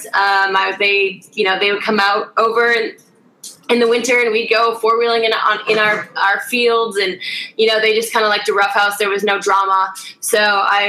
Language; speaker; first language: English; native; English